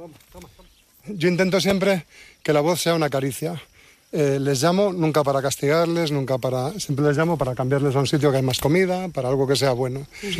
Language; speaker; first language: Spanish; native; Spanish